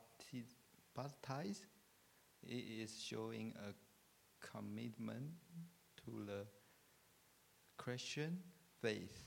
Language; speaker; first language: English; non-native, learner; Chinese